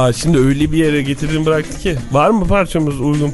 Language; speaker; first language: Turkish; native; Turkish